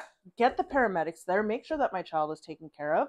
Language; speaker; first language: English; native; English